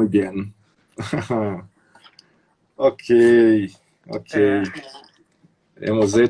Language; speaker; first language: Spanish; non-native, fluent; Portuguese